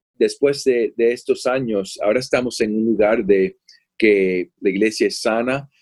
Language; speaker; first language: Spanish; early bilingual, heritage; Spanish